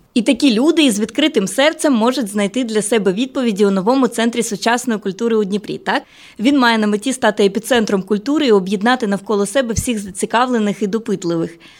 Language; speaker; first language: Ukrainian; native; Ukrainian